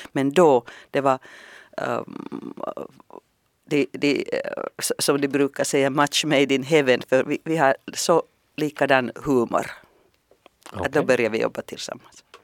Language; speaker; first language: Swedish; non-native, fluent; Finnish